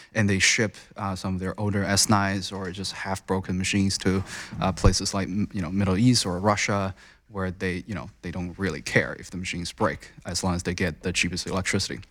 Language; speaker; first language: English; non-native, fluent; Chinese